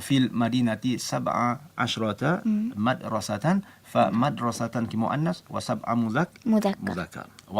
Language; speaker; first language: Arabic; non-native, fluent; Malay